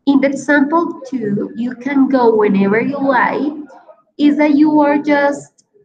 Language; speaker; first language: English; non-native, fluent; Spanish